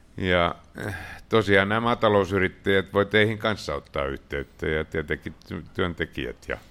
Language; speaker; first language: Finnish; native; Finnish